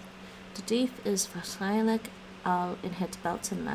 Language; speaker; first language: Dutch; non-native, learner; English